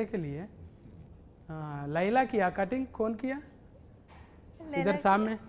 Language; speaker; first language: Hindi; non-native, local second language; Telugu